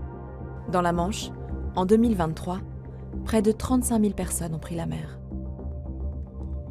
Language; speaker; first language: French; native; French